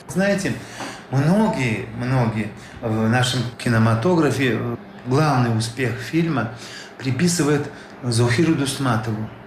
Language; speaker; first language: Russian; non-native, local second language; Tajik